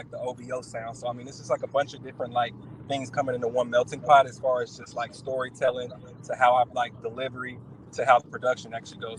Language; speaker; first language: English; native; English